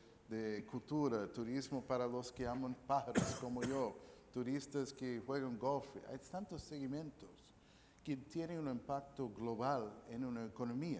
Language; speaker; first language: Spanish; non-native, fluent; English